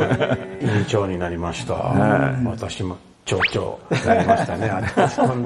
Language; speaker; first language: Japanese; non-native, fluent; English